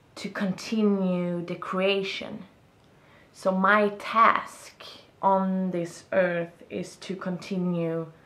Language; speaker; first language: English; non-native, fluent; Swedish